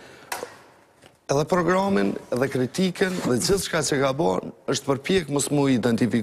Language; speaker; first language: Albanian; native; Albanian